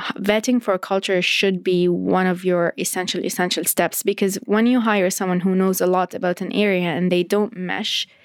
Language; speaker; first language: English; non-native, fluent; Arabic